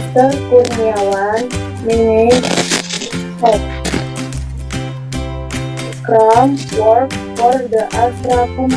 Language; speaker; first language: English; non-native, learner; Indonesian